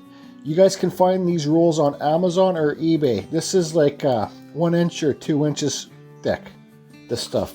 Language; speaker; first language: English; native; English